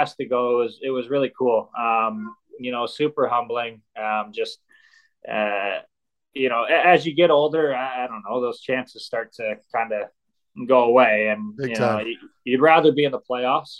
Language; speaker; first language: English; native; English